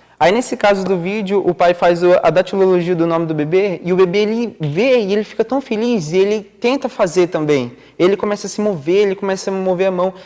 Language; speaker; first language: Portuguese; non-native, local second language; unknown